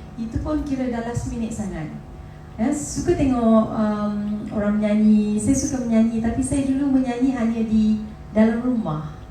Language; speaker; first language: Malay; native; Malay